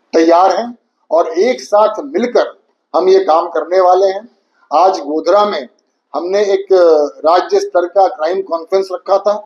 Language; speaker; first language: Hindi; native; Hindi